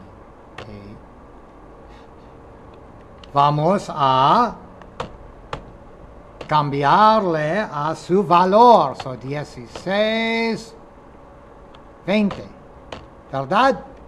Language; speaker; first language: Spanish; non-native, fluent; English